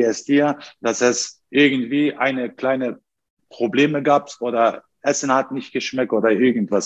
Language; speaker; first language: German; non-native, fluent; Turkish